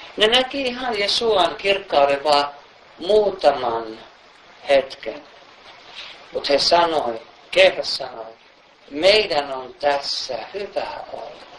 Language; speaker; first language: Finnish; native; Finnish